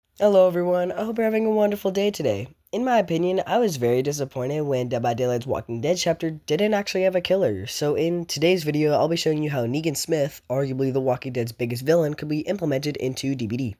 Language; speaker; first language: English; native; English